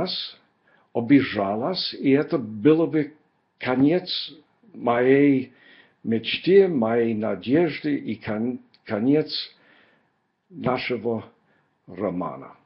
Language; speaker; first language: Russian; non-native, fluent; English